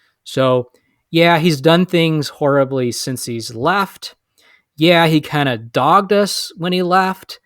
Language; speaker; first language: English; native; English